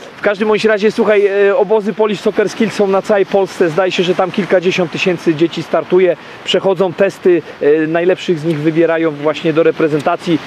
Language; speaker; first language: Polish; native; Polish